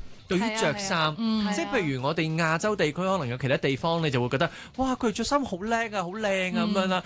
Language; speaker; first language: Cantonese; native; Cantonese